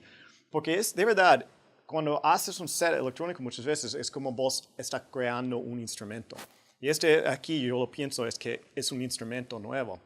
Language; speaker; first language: Spanish; non-native, fluent; English